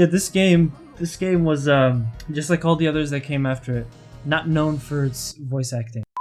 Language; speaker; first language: English; native; English